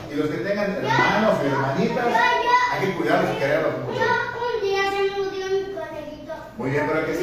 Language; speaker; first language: Spanish; native; Spanish